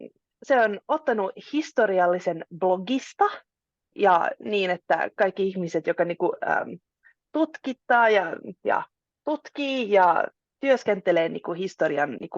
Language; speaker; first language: Finnish; non-native, local second language; Swedish